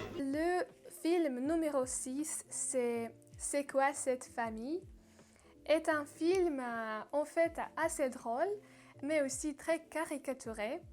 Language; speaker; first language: French; non-native, learner; Russian